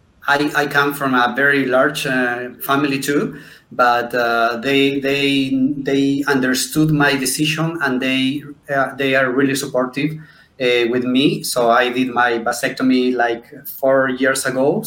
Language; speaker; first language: English; non-native, fluent; Spanish